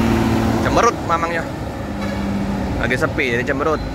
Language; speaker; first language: Indonesian; native; Indonesian